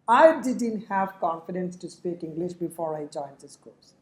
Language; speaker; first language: English; non-native, local second language; Malayalam